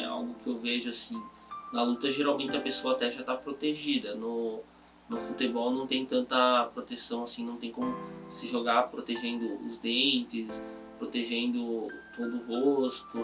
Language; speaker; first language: Portuguese; native; Portuguese